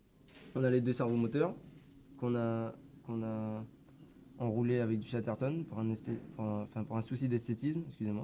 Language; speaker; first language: French; native; French